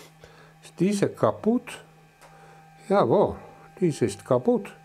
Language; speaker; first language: German; non-native, learner; Finnish